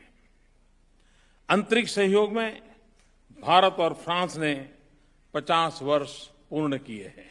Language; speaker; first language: Hindi; non-native, local second language; Gujarati